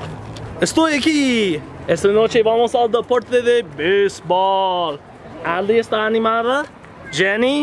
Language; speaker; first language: Spanish; non-native, fluent; English